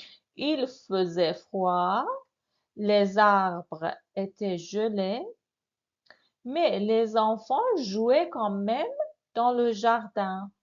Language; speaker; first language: French; non-native, fluent; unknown